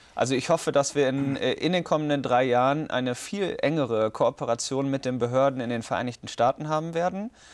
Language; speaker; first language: German; native; German